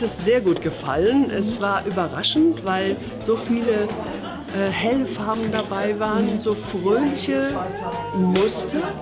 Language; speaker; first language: German; native; German